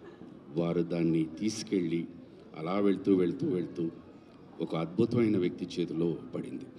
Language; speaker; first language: Telugu; native; Telugu